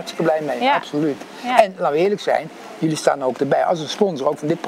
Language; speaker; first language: Dutch; native; Dutch